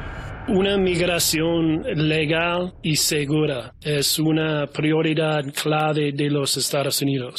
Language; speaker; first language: Spanish; non-native, fluent; English